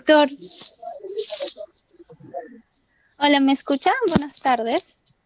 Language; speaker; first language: Spanish; native; Spanish